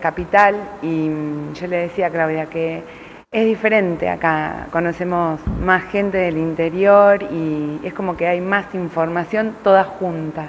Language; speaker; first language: Spanish; native; Spanish